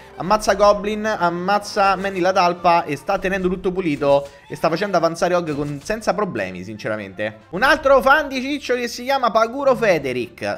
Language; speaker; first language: Italian; native; Italian